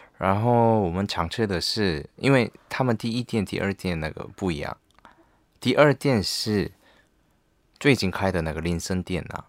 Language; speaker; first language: Chinese; non-native, fluent; Korean